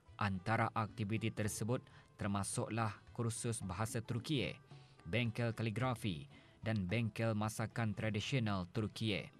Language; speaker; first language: Malay; native; Malay